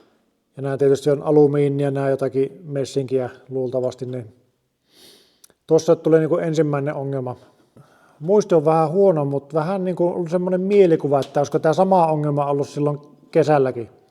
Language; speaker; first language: Finnish; native; Finnish